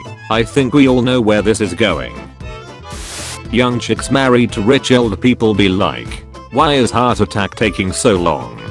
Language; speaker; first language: English; native; English